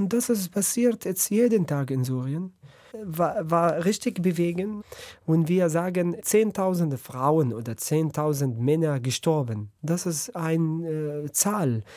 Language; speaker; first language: German; non-native, learner; Arabic